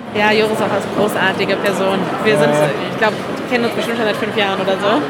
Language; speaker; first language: German; non-native, fluent; Catalan